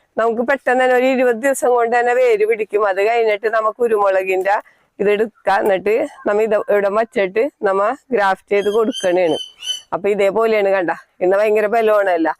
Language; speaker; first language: Malayalam; native; Malayalam